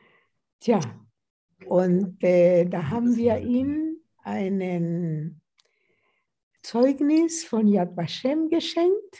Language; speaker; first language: German; non-native, fluent; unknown